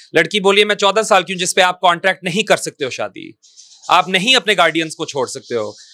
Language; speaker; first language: Urdu; non-native, local second language; Punjabi